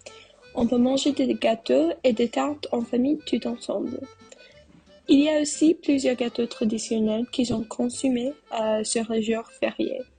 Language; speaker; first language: French; non-native, learner; English